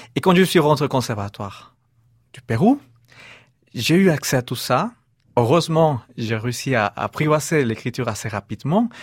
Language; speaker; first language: French; non-native, fluent; Spanish